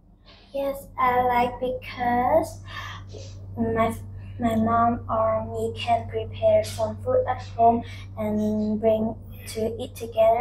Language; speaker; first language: English; non-native, learner; Vietnamese